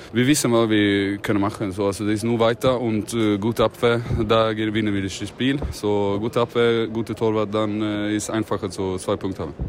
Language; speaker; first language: German; non-native, learner; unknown